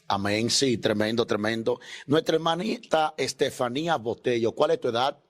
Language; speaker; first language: Spanish; native; Spanish